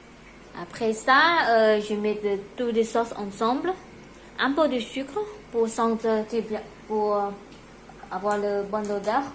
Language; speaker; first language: French; non-native, local second language; Khmer